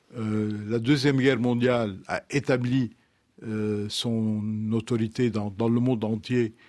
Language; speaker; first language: French; non-native, local second language; Arabic